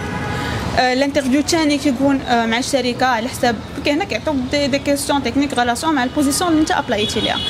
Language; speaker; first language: Arabic; native; Arabic